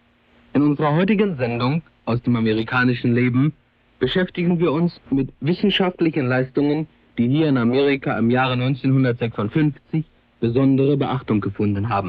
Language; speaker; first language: German; native; German